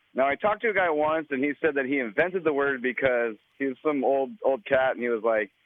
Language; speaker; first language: English; native; English